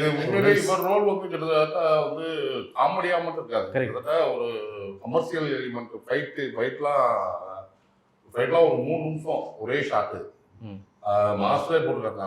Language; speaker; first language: Tamil; native; Tamil